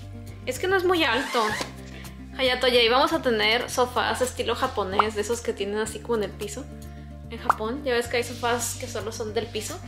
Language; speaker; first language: Spanish; native; Spanish